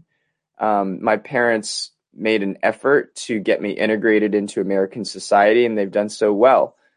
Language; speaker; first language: English; native; English